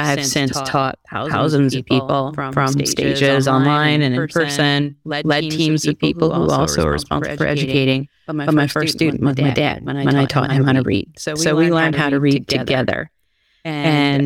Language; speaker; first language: English; native; English